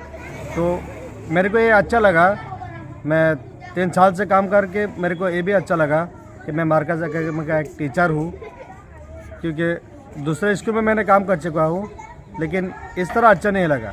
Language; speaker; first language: Hindi; non-native, local second language; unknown